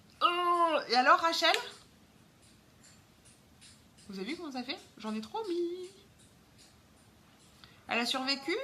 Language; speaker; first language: French; native; French